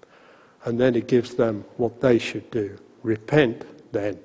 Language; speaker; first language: English; native; English